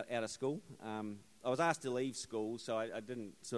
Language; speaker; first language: English; native; English